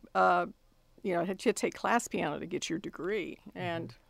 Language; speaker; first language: English; native; English